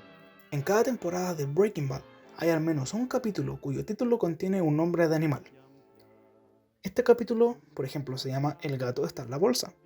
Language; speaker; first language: Spanish; native; Spanish